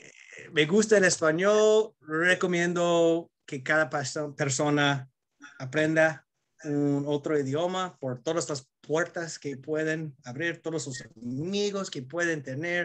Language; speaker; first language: Spanish; non-native, fluent; English